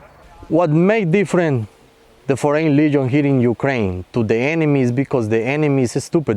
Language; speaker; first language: English; non-native, fluent; Spanish